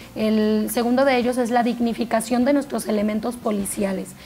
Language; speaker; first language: Spanish; native; Spanish